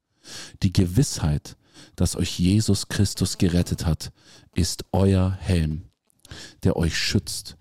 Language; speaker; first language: German; native; German